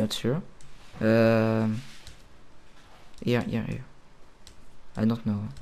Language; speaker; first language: English; non-native, learner; French